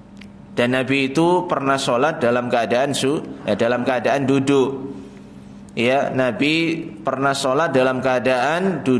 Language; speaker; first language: Indonesian; native; Indonesian